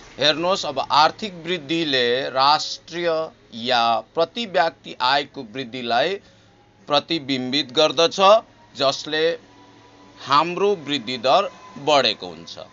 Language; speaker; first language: Nepali; native; Nepali